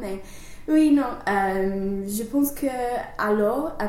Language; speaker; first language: French; non-native, learner; English